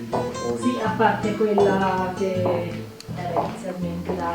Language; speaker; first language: Italian; native; Italian